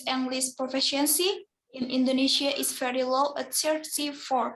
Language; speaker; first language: English; non-native, learner; Indonesian